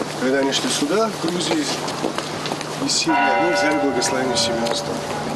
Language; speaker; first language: Russian; non-native, local second language; Georgian